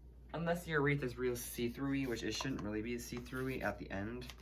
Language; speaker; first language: English; native; English